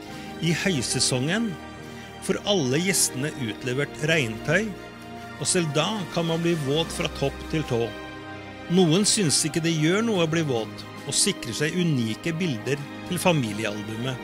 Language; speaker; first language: Norwegian; native; Norwegian